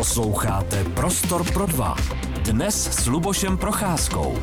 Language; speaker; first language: Czech; native; Czech